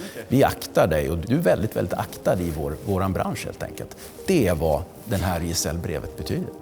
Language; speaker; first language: Swedish; native; Swedish